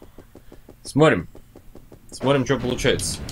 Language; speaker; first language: Russian; native; Russian